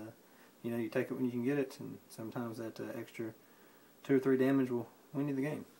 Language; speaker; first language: English; native; English